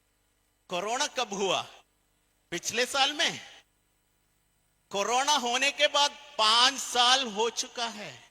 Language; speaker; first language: Hindi; non-native, fluent; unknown